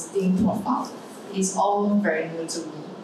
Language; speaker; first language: English; non-native, local second language; Chinese